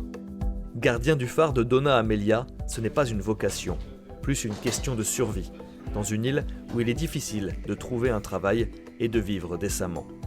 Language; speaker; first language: French; native; French